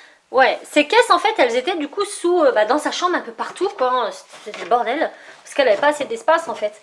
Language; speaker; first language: French; native; French